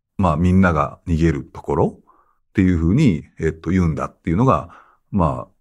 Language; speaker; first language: Japanese; native; Japanese